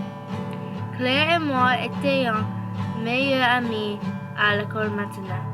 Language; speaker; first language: French; non-native, learner; English